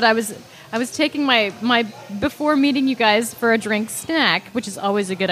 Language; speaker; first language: English; native; English